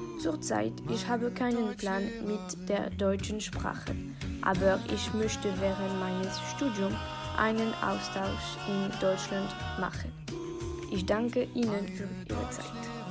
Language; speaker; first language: German; non-native, learner; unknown